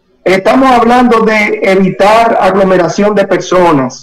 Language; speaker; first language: Spanish; native; Spanish